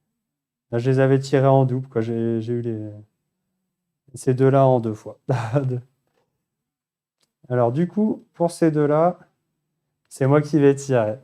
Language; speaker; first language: French; native; French